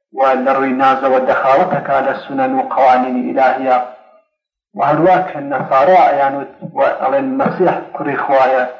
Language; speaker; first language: Central Kurdish; non-native, local second language; Gurani